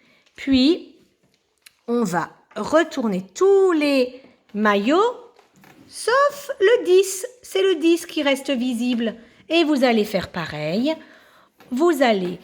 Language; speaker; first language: French; native; French